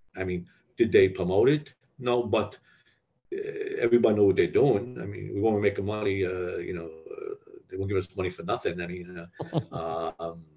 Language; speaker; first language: English; native; English